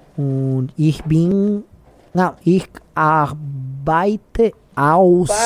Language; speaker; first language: German; non-native, learner; Portuguese